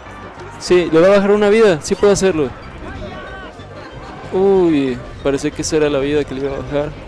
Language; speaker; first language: Spanish; native; Spanish